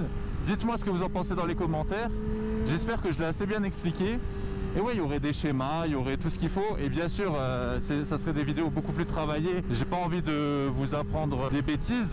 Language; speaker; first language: French; native; French